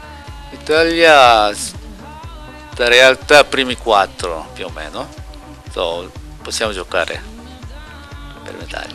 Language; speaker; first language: Italian; non-native, learner; Korean